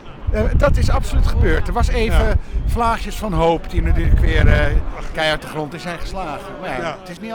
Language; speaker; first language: Dutch; native; Dutch